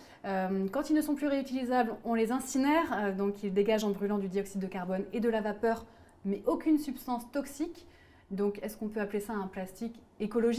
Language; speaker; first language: French; native; French